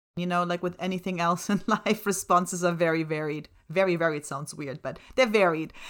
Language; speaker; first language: English; non-native, fluent; German